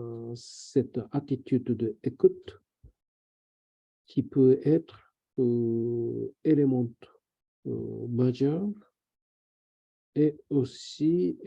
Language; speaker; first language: French; non-native, learner; Japanese